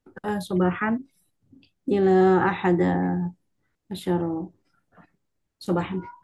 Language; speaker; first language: Arabic; non-native, learner; Indonesian